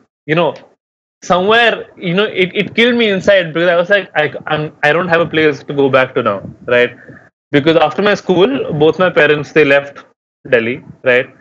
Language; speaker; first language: English; non-native, local second language; Hindi